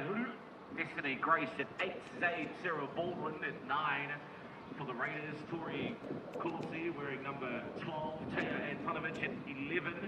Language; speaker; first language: English; native; English